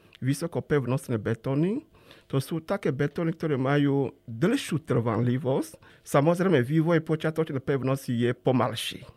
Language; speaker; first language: Slovak; non-native, fluent; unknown